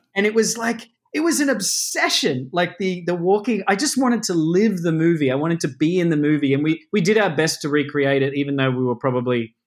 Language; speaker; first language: English; native; English